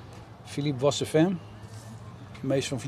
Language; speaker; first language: Dutch; native; Dutch